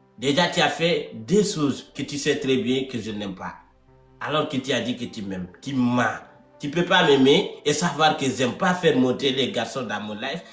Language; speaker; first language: French; non-native, local second language; Wolof